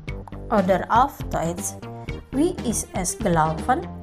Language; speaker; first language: German; non-native, fluent; Indonesian